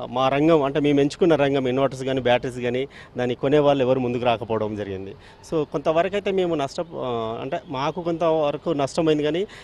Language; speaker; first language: Telugu; native; Telugu